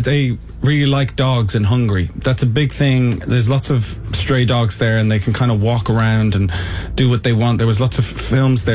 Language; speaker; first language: English; native; English